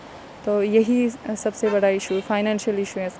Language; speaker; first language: Hindi; non-native, fluent; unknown